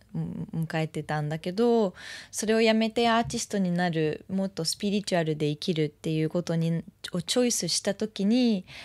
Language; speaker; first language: Japanese; non-native, fluent; French